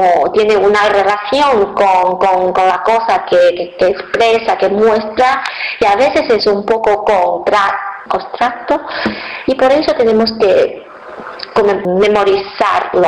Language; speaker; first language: Spanish; non-native, fluent; Chinese